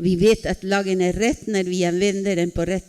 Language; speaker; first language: Swedish; non-native, fluent; Spanish